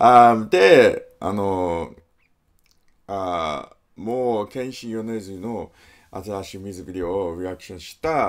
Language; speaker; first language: Japanese; non-native, learner; English